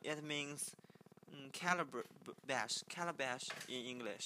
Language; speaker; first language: English; non-native, learner; Chinese